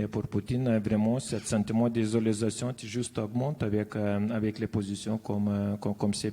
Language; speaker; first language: French; non-native, fluent; Lithuanian